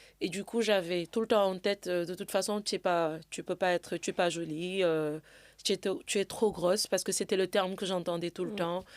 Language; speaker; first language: French; non-native, local second language; Wolof